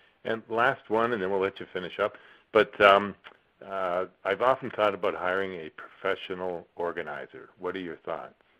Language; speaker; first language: English; native; English